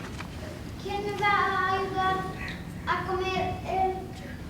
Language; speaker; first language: Spanish; non-native, learner; English